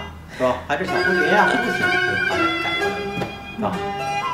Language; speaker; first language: Chinese; native; Chinese